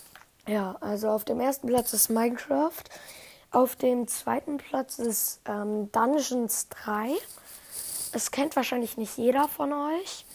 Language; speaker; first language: German; native; German